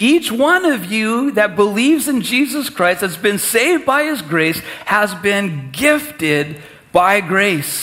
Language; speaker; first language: English; native; English